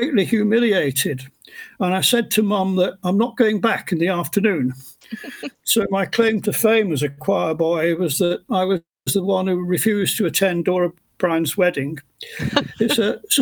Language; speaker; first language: English; native; English